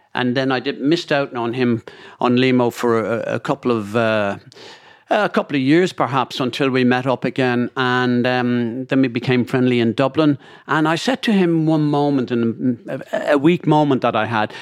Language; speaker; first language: English; native; English